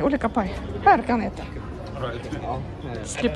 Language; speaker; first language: Swedish; non-native, learner; Russian